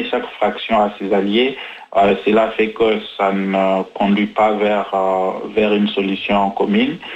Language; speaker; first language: French; non-native, fluent; Arabic